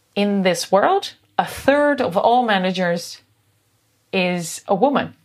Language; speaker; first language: English; non-native, fluent; Dutch